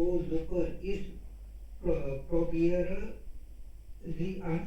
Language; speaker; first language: German; non-native, learner; Hindi